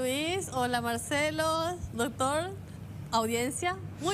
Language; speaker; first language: Spanish; native; Spanish